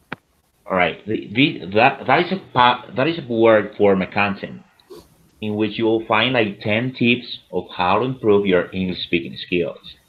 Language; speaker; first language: English; non-native, fluent; Spanish